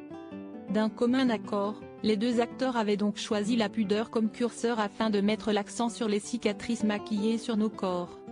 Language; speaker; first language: French; native; French